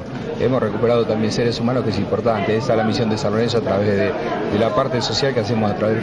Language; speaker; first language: Spanish; native; Spanish